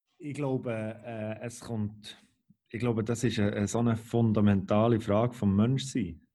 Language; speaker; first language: German; native; German